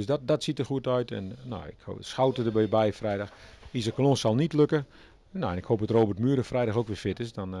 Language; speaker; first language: Dutch; native; Dutch